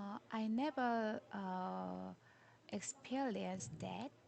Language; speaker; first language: English; non-native, learner; Korean